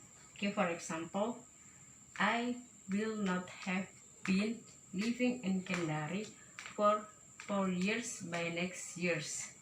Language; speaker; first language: English; non-native, learner; Indonesian